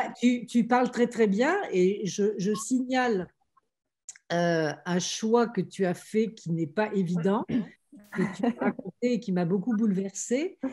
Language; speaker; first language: French; native; French